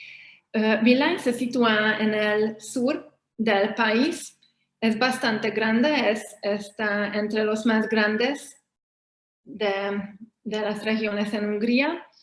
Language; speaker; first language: Spanish; non-native, fluent; Hungarian